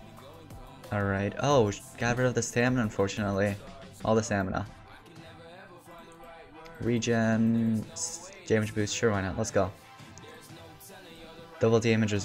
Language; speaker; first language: English; native; English